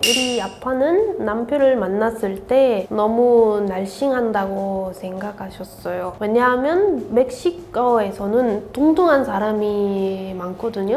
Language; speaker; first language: Korean; non-native, learner; Spanish